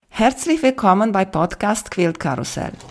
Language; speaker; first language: German; native; German